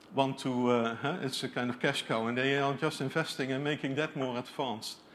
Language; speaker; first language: English; non-native, fluent; Dutch